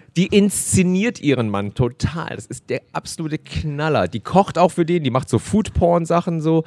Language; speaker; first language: German; early bilingual, other home language; Korean